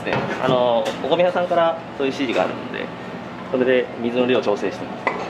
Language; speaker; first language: Japanese; native; Japanese